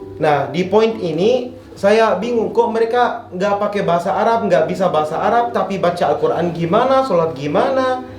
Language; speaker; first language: Indonesian; non-native, fluent; Arabic